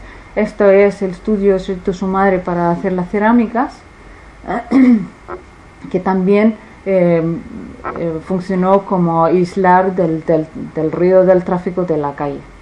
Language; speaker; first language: Spanish; non-native, fluent; Icelandic